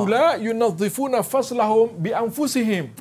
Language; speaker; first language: Arabic; non-native, fluent; Malay